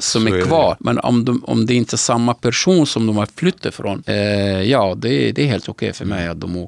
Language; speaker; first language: Swedish; non-native, fluent; Arabic